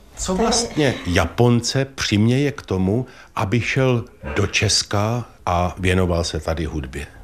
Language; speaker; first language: Czech; native; Czech